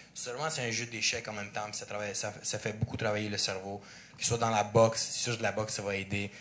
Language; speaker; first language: French; early bilingual, other home language; Russian